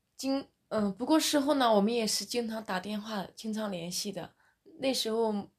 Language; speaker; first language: Chinese; native; Chinese